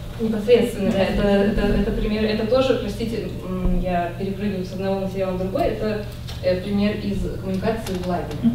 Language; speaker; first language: Russian; native; Russian